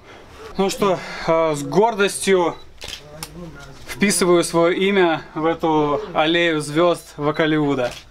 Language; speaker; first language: Russian; native; Russian